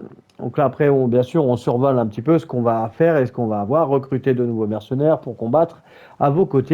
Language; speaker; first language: French; native; French